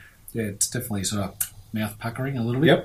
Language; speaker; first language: English; native; English